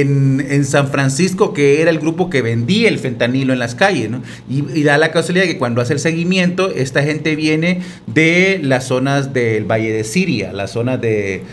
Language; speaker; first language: Spanish; native; Spanish